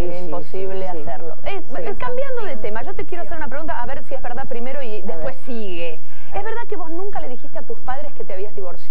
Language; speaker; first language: Spanish; native; Spanish